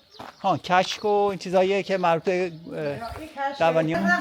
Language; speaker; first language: Persian; native; Persian